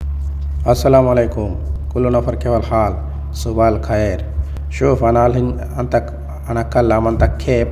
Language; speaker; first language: Arabic; non-native, learner; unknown